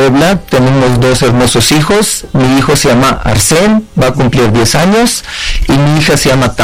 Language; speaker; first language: Spanish; non-native, fluent; Russian